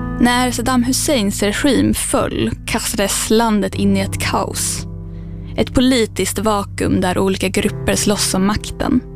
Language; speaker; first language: Swedish; native; Swedish